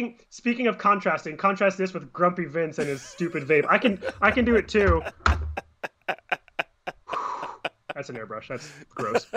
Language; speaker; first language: English; native; English